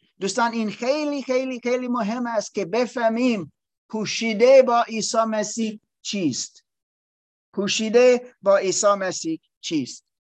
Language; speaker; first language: Persian; non-native, learner; English